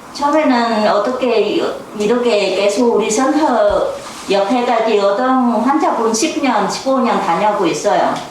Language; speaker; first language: Korean; non-native, learner; Vietnamese